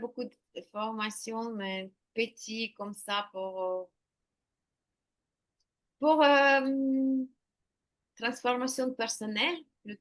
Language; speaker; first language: French; non-native, learner; Ukrainian